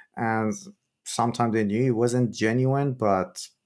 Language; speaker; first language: English; non-native, fluent; Persian